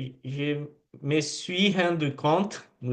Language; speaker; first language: French; non-native, learner; Portuguese